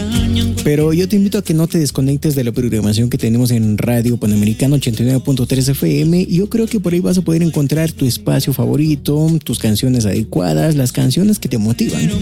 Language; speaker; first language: Spanish; native; Spanish